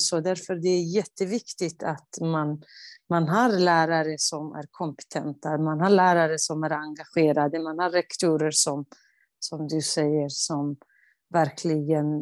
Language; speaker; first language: Swedish; non-native, fluent; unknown